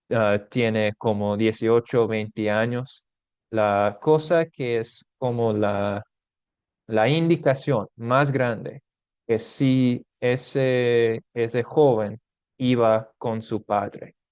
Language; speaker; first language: Spanish; non-native, fluent; English